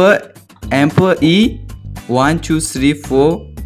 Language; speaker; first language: English; non-native, learner; Kazakh